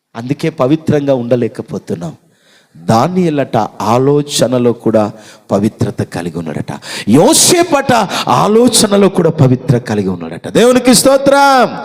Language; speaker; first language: Telugu; non-native, local second language; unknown